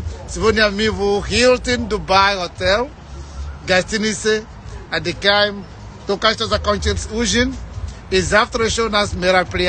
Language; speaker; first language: Russian; non-native, fluent; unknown